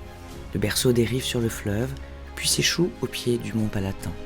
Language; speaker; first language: French; native; French